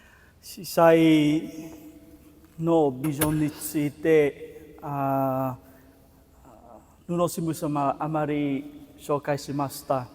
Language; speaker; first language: Japanese; non-native, fluent; Vietnamese